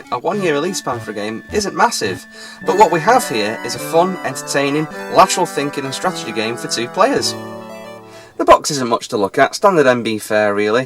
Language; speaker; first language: English; native; English